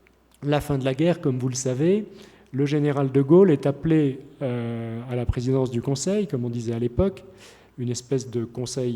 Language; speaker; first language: French; native; French